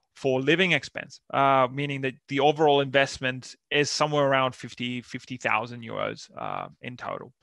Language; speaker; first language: English; non-native, fluent; Finnish